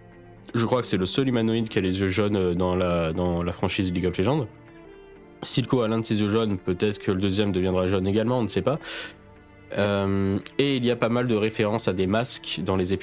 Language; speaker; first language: French; native; French